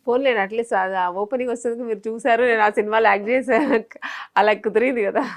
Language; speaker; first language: Telugu; native; Telugu